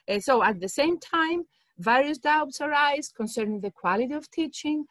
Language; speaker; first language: English; non-native, fluent; Greek